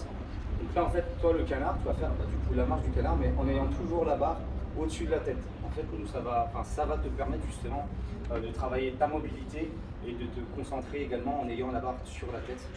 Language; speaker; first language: French; native; French